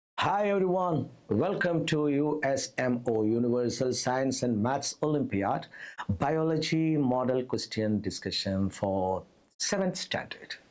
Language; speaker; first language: English; non-native, local second language; Malayalam